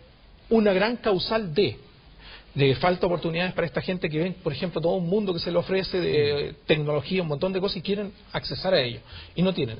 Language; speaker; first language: Spanish; native; Spanish